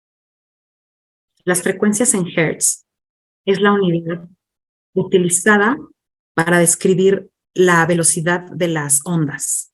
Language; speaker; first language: Spanish; non-native, fluent; English